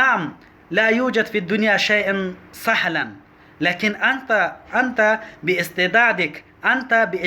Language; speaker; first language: Arabic; non-native, learner; Pashto